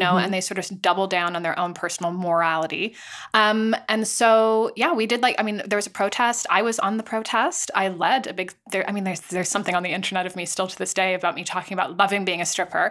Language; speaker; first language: English; native; English